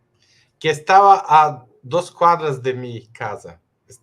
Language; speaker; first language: Spanish; non-native, fluent; Portuguese